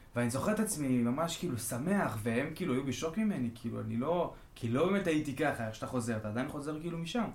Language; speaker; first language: Hebrew; native; Hebrew